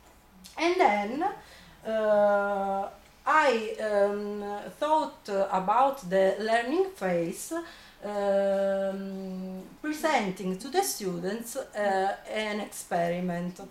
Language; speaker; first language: English; non-native, fluent; Italian